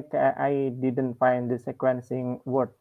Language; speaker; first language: English; non-native, learner; Indonesian